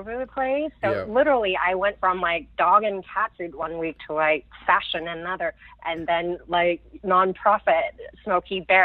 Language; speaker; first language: English; non-native, local second language; Cantonese